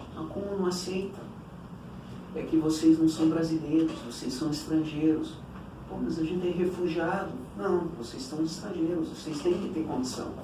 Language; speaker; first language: Portuguese; early bilingual, other home language; Cantonese